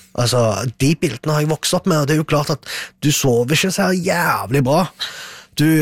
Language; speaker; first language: Norwegian; early bilingual, other home language; Arabic